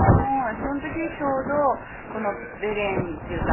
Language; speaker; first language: Japanese; native; Japanese